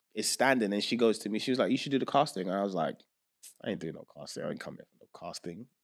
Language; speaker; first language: English; early bilingual, other home language; Yoruba